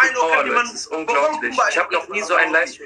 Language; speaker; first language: German; native; German